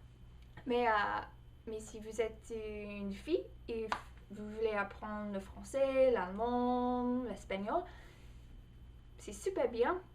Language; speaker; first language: French; non-native, fluent; English